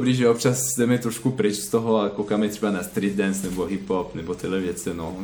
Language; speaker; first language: Czech; non-native, fluent; French